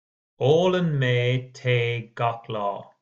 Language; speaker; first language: Irish; non-native, learner; English